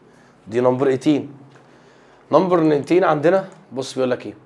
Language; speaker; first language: Arabic; native; Arabic